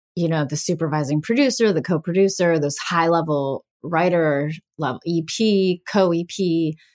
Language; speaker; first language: English; early bilingual, other home language; Bangla